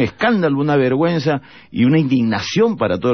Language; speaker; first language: Spanish; native; Spanish